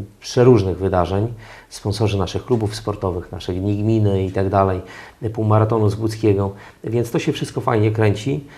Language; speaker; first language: Polish; native; Polish